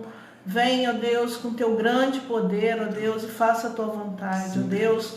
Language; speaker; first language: Portuguese; native; Portuguese